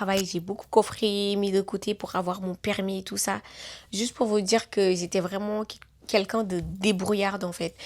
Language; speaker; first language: French; non-native, local second language; Wolof